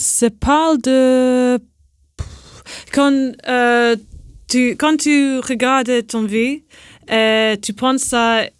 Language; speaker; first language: French; non-native, learner; English